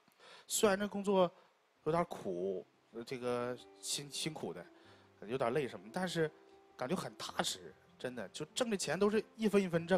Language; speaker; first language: Chinese; native; Chinese